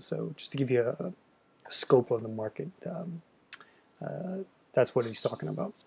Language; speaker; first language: English; native; English